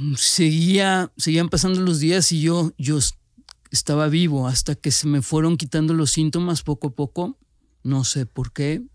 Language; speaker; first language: Spanish; native; Spanish